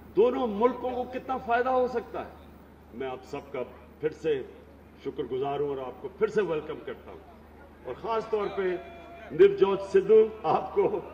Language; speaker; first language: Urdu; native; Urdu